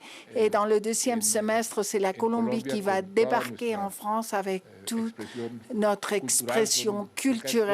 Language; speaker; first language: French; non-native, fluent; Spanish